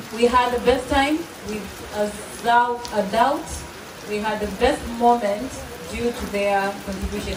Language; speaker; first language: English; non-native, local second language; Swahili